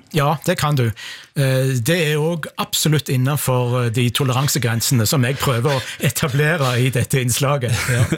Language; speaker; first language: Norwegian; native; Norwegian